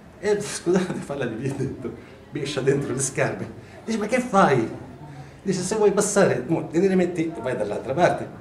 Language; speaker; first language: Italian; non-native, fluent; Arabic